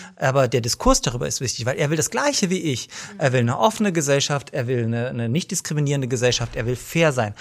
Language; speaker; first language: German; native; German